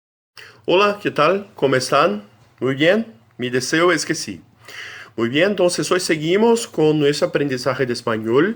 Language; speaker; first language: Spanish; non-native, fluent; Portuguese